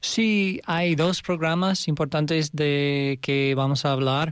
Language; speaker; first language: Spanish; non-native, learner; English